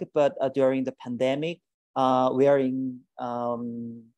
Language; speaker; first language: English; non-native, learner; Korean